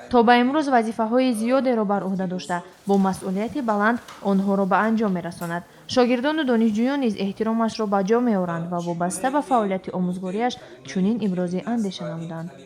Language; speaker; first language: Tajik; native; Tajik